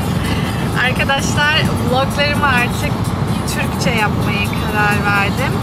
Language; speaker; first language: Turkish; early bilingual, heritage; Turkish